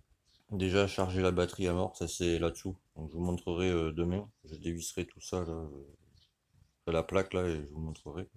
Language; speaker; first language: French; native; French